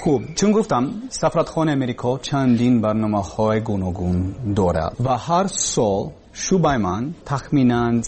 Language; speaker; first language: Persian; non-native, learner; English